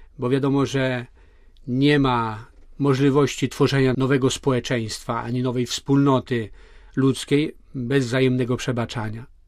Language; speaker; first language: Polish; native; Polish